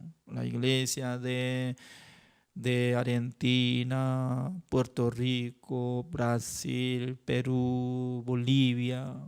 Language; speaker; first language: Spanish; non-native, fluent; Korean